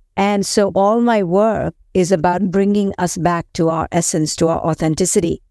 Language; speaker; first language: English; non-native, local second language; Hindi